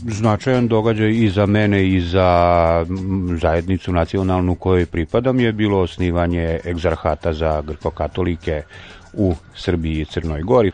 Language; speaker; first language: Serbian; non-native, local second language; Rusyn